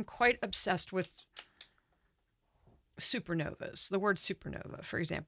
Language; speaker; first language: English; native; English